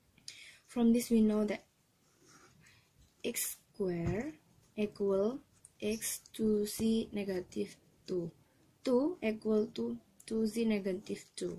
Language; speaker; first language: English; non-native, learner; Indonesian